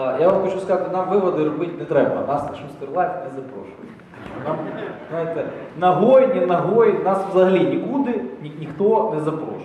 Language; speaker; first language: Ukrainian; native; Ukrainian